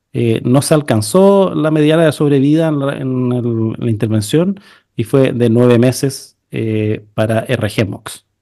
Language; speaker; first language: Spanish; native; Spanish